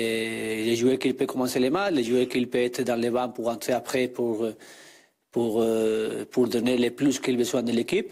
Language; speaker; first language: French; non-native, learner; Spanish